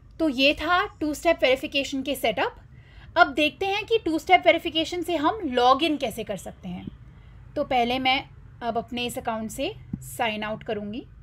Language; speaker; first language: Hindi; native; Hindi